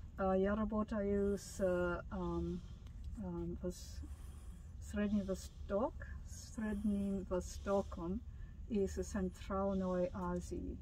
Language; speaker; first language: Russian; non-native, learner; English